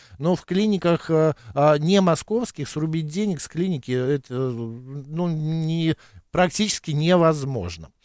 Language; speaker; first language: Russian; native; Russian